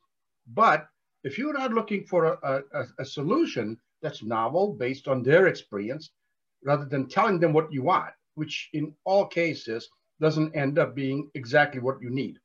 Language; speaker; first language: English; non-native, local second language; Gujarati